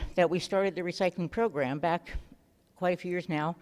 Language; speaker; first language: English; native; English